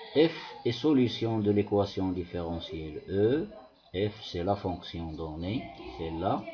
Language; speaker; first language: French; non-native, local second language; Arabic